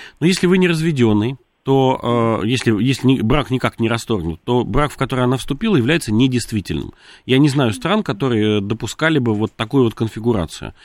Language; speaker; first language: Russian; native; Russian